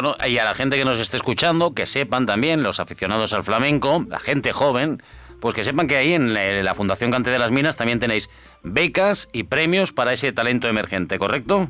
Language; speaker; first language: Spanish; native; Spanish